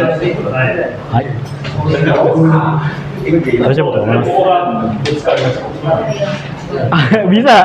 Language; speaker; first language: Japanese; non-native, fluent; Indonesian